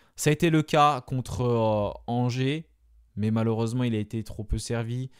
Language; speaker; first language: French; native; French